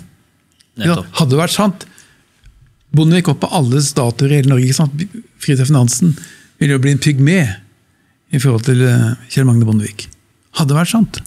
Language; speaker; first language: Norwegian; native; Norwegian